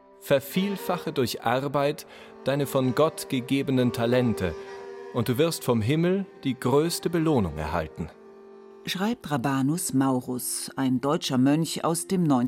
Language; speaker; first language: German; native; German